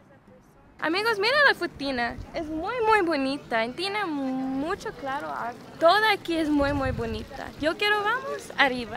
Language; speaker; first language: Spanish; non-native, learner; English